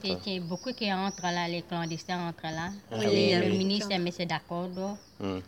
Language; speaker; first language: French; non-native, local second language; Morisyen